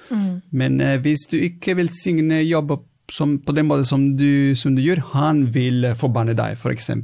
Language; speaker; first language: Norwegian; non-native, fluent; Italian